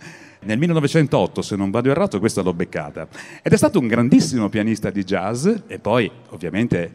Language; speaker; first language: Italian; native; Italian